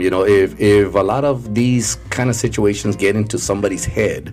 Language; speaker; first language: English; early bilingual, other home language; Spanish